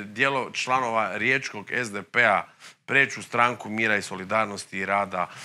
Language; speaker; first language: Croatian; native; Croatian